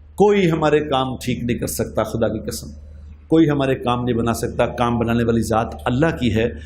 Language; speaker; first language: Urdu; non-native, local second language; Punjabi